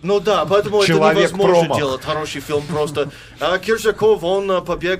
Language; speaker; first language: Russian; non-native, fluent; English